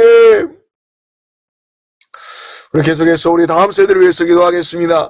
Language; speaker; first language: Korean; native; Korean